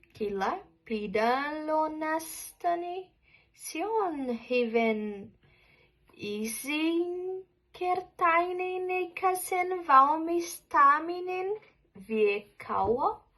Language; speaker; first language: Finnish; non-native, learner; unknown